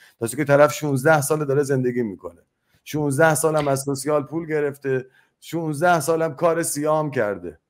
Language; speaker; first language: Persian; native; Persian